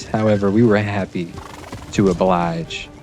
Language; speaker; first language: English; native; English